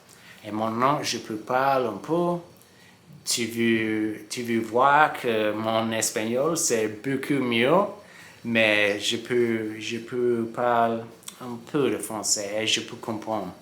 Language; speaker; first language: French; non-native, learner; English